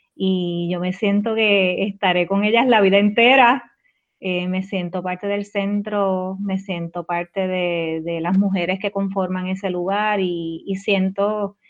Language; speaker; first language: Spanish; native; Spanish